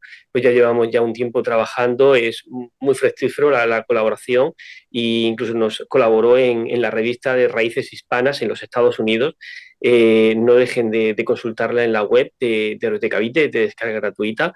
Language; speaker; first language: Spanish; native; Spanish